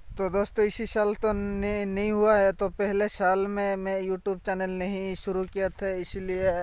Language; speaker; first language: Hindi; non-native, local second language; Santali